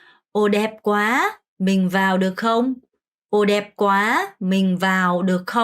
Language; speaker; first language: Vietnamese; non-native, fluent; Korean